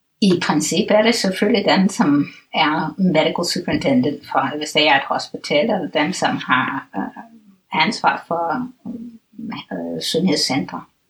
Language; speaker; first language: Danish; non-native, fluent; English